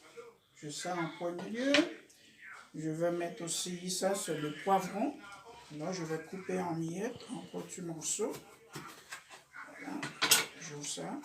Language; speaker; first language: French; non-native, local second language; Haitian Creole